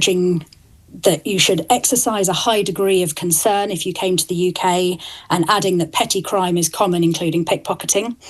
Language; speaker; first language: English; native; English